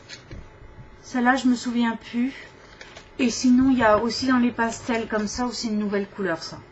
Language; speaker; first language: French; native; French